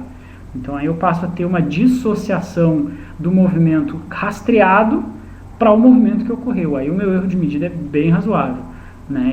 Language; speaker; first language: Portuguese; native; Portuguese